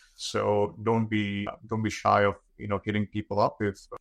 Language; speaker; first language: English; non-native, local second language; Gujarati